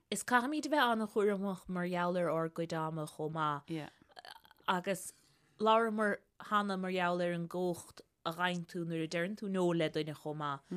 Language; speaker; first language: Irish; native; Irish